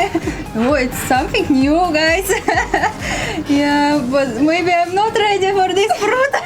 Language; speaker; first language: English; non-native, fluent; Russian